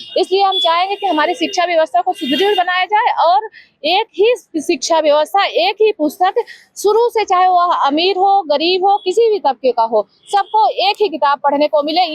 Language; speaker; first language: Hindi; native; Hindi